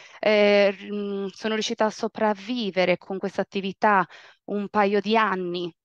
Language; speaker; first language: Italian; native; Italian